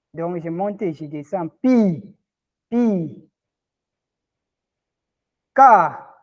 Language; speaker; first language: French; non-native, local second language; Ghomala